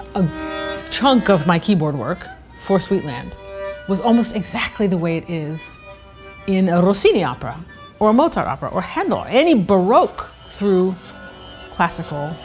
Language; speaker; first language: English; native; English